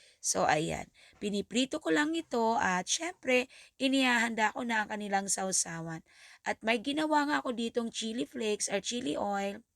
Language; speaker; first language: Filipino; non-native, local second language; Bikol